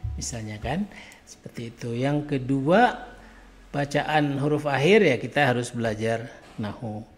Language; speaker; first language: Indonesian; non-native, local second language; Achinese